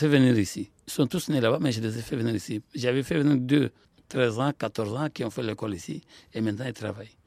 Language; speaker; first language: French; non-native, local second language; Soninke